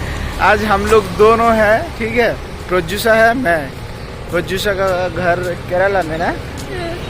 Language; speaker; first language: Hindi; non-native, local second language; Bangla